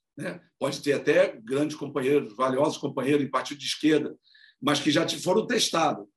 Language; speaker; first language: Portuguese; native; Portuguese